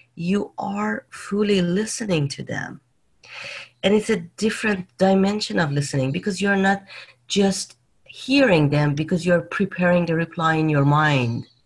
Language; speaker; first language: English; non-native, fluent; Persian